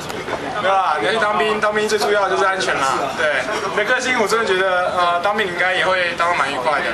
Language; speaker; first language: Chinese; non-native, local second language; Cantonese